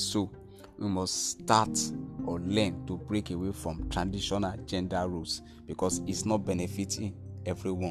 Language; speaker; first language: English; non-native, local second language; Yoruba